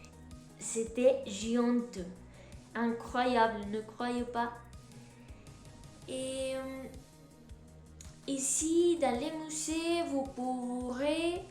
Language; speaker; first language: French; non-native, learner; Spanish